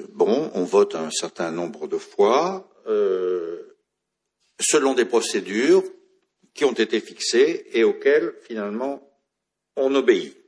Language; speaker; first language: French; native; French